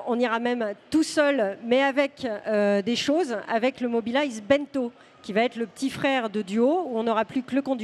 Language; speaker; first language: French; native; French